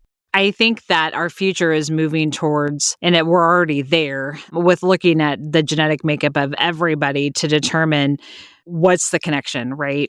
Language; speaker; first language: English; native; English